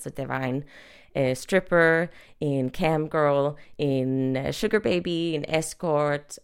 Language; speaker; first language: Danish; non-native, fluent; English